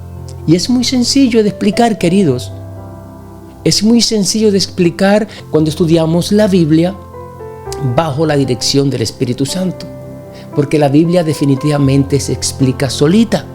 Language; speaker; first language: Spanish; native; Spanish